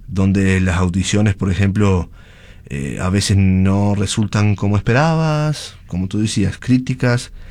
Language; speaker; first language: Spanish; native; Spanish